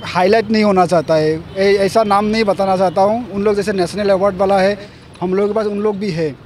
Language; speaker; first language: Hindi; non-native, local second language; Assamese